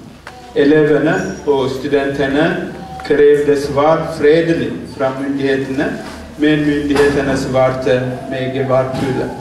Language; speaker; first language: Norwegian; non-native, fluent; Oromo